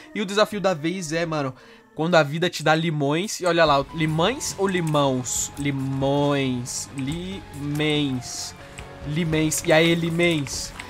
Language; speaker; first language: Portuguese; native; Portuguese